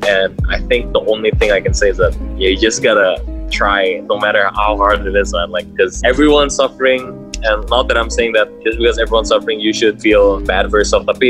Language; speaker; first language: English; early bilingual, heritage; English